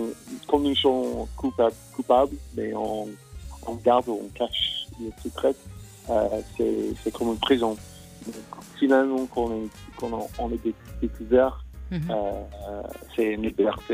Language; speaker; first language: French; non-native, fluent; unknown